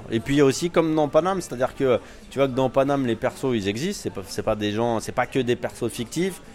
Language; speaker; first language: French; native; French